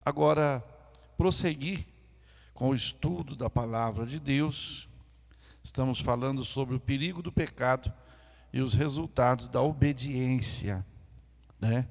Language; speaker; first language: Portuguese; native; Portuguese